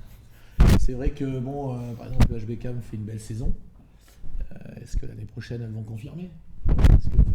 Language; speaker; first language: French; native; French